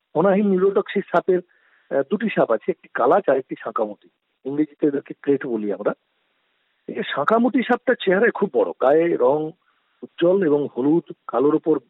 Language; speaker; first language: Bangla; native; Bangla